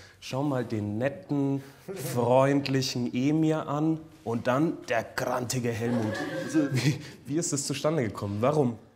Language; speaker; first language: German; native; German